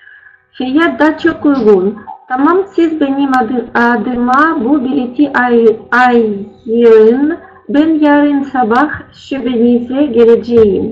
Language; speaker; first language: Turkish; non-native, learner; Russian